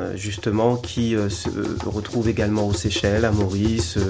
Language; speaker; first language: French; native; French